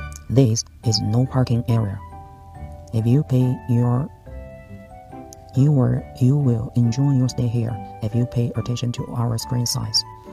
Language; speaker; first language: English; non-native, learner; Chinese